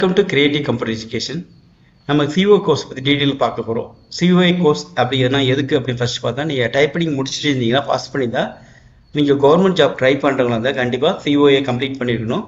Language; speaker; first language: Tamil; native; Tamil